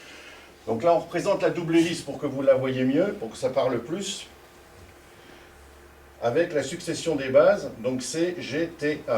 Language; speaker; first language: French; native; French